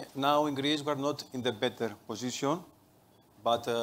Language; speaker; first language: English; non-native, fluent; Greek